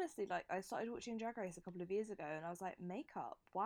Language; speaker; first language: English; native; English